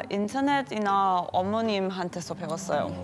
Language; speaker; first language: Korean; non-native, learner; German